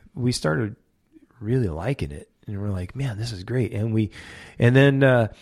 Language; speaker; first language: English; native; English